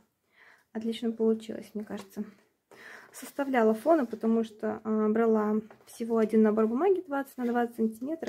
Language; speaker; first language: Russian; native; Russian